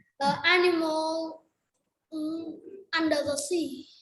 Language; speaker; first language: English; non-native, learner; Vietnamese